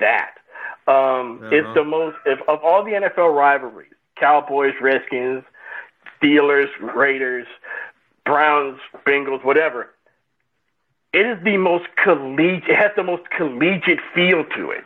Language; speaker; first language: English; native; English